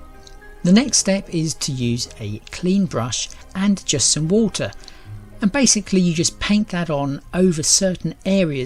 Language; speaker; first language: English; native; English